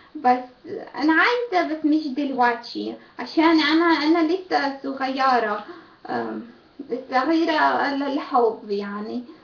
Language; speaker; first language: Arabic; non-native, learner; Ukrainian